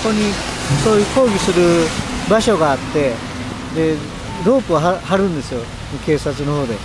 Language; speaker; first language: Japanese; native; Japanese